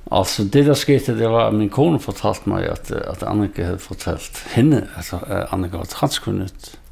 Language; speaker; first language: Danish; non-native, local second language; Faroese